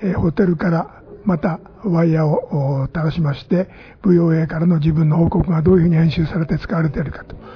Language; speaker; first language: Japanese; native; Japanese